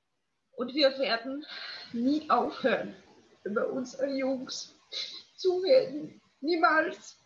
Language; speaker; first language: German; non-native, fluent; Polish